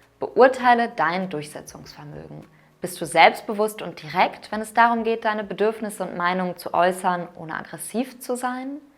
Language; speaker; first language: German; native; German